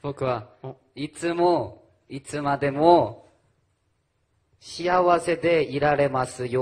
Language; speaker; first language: Japanese; non-native, learner; Korean